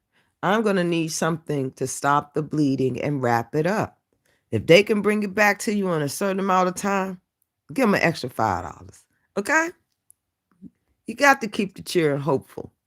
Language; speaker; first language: English; native; English